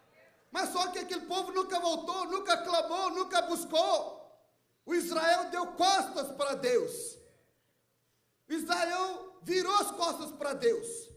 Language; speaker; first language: Portuguese; non-native, fluent; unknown